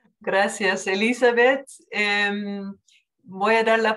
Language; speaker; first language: Spanish; non-native, fluent; Dutch